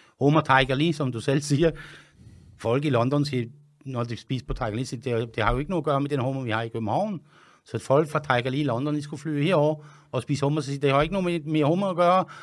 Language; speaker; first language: Danish; non-native, fluent; French